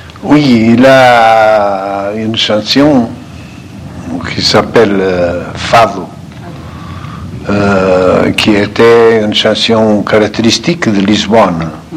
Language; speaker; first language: French; non-native, fluent; Portuguese